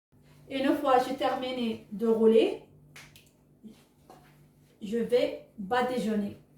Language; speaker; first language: French; non-native, local second language; Arabic